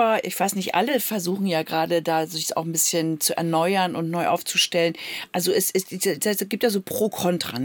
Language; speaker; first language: German; native; German